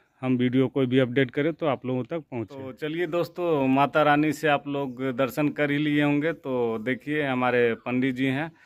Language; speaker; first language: Hindi; native; Hindi